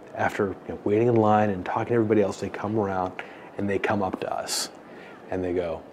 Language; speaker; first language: English; native; English